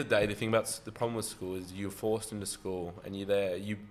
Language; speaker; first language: English; native; English